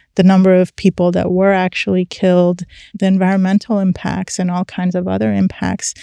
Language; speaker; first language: English; early bilingual, other home language; Persian